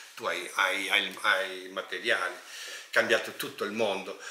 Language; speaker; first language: Italian; native; Italian